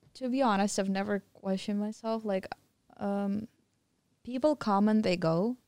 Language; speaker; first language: English; non-native, fluent; Russian